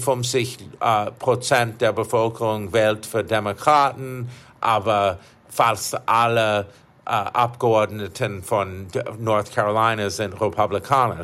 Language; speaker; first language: German; non-native, fluent; English